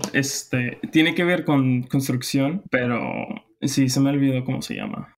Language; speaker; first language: Spanish; non-native, fluent; English